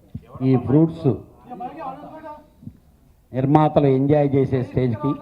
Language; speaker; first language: Telugu; native; Telugu